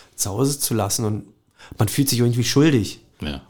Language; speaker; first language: German; native; German